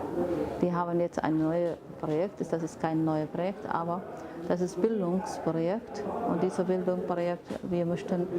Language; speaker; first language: German; non-native, fluent; Somali